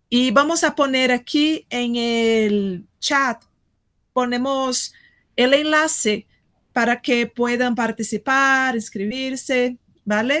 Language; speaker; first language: Spanish; non-native, fluent; Portuguese